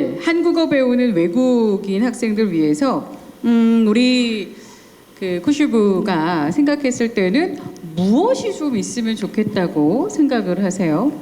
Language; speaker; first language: Korean; native; Korean